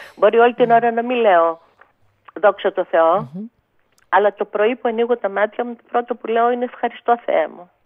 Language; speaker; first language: Greek; native; Greek